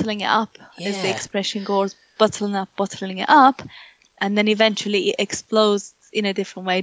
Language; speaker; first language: English; non-native, fluent; Turkish